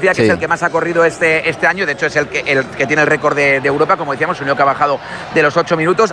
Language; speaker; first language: Spanish; native; Spanish